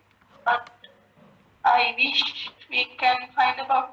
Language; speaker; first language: English; non-native, learner; Sinhala